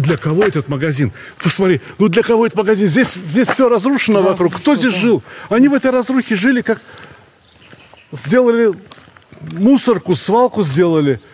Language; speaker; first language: Russian; native; Russian